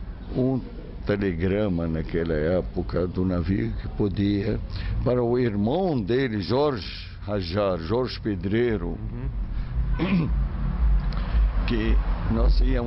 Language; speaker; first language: Portuguese; non-native, fluent; Arabic